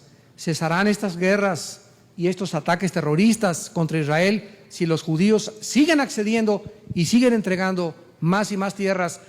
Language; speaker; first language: Spanish; native; Spanish